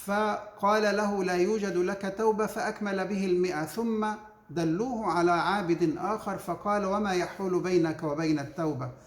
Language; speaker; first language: Arabic; native; Arabic